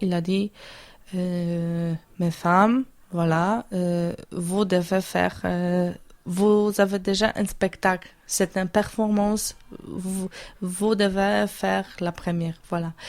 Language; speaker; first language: French; non-native, learner; Polish